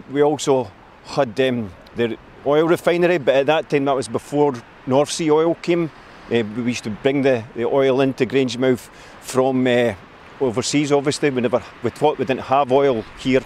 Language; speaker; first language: English; native; English